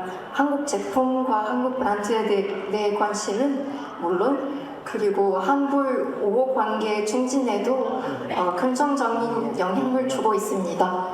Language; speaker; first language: Korean; non-native, fluent; French